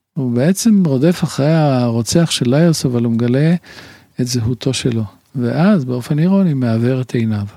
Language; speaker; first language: Hebrew; native; Hebrew